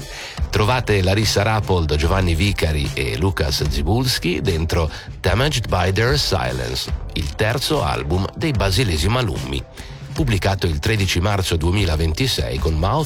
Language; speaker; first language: Italian; native; Italian